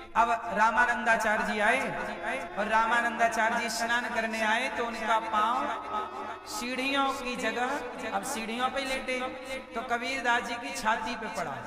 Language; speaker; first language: Hindi; native; Hindi